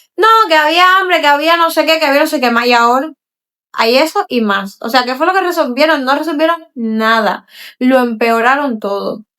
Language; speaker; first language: Spanish; native; Spanish